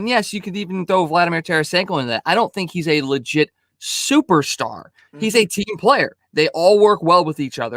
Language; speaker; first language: English; native; English